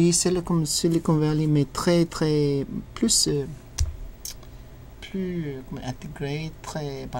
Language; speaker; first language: French; non-native, learner; English